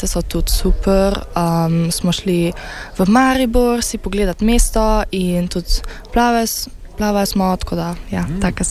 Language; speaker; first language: Slovenian; early bilingual, heritage; Slovenian